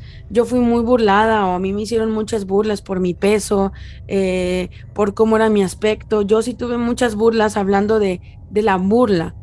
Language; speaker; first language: Spanish; native; Spanish